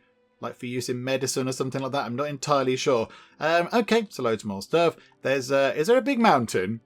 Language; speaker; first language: English; native; English